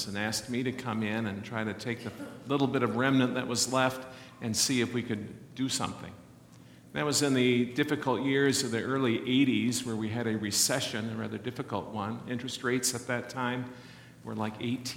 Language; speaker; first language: English; native; English